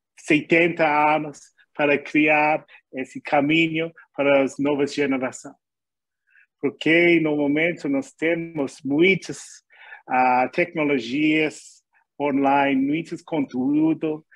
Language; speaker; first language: Portuguese; non-native, learner; English